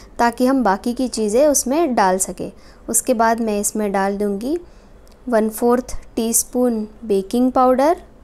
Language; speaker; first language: Hindi; non-native, local second language; Marathi